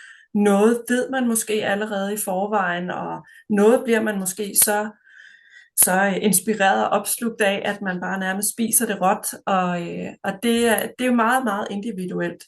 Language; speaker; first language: Danish; native; Danish